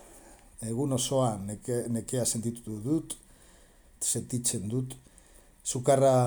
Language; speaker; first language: Basque; non-native, learner; Spanish